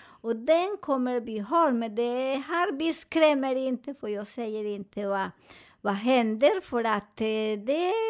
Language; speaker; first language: Swedish; non-native, fluent; Spanish